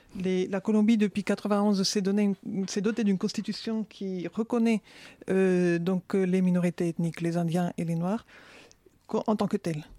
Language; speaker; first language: French; non-native, fluent; Spanish